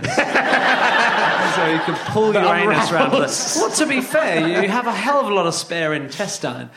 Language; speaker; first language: English; native; English